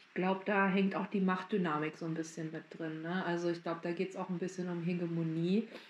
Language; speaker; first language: German; native; German